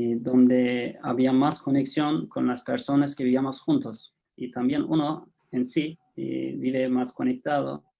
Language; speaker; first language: Spanish; non-native, fluent; Turkish